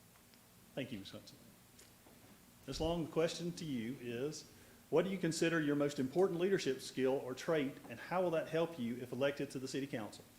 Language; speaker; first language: English; native; English